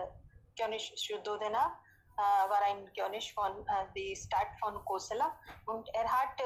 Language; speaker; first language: German; non-native, learner; Hindi